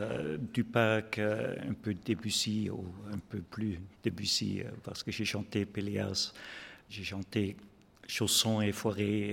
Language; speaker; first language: French; non-native, fluent; German